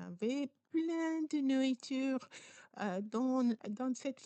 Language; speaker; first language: French; non-native, fluent; English